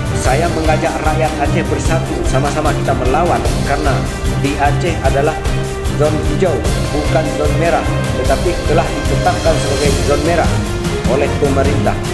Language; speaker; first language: Malay; non-native, local second language; Achinese